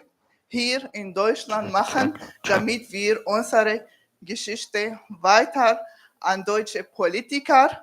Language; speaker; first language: German; non-native, learner; Kurdish